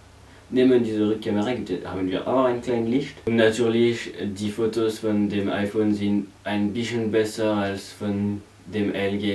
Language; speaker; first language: German; non-native, learner; French